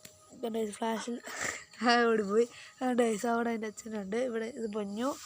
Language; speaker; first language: Malayalam; native; Malayalam